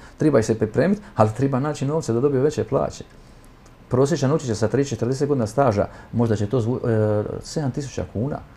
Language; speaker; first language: Croatian; native; Croatian